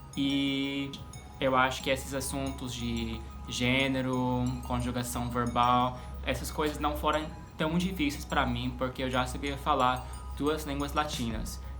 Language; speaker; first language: Portuguese; non-native, fluent; English